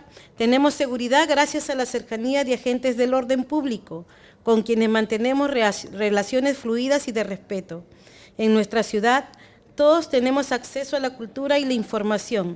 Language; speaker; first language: Spanish; native; Spanish